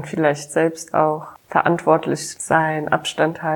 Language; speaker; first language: German; native; German